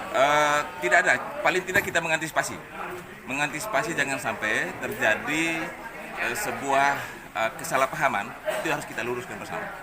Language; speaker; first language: Indonesian; native; Indonesian